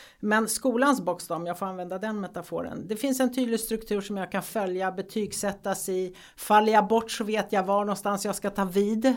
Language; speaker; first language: Swedish; early bilingual, other home language; Greek